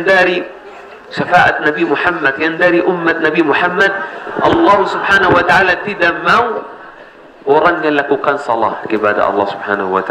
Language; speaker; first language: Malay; non-native, learner; Arabic